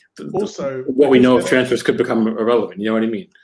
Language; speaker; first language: English; native; English